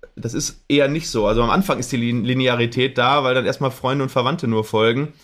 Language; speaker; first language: German; native; German